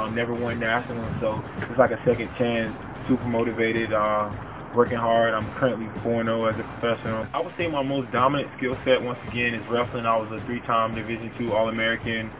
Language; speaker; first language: English; native; English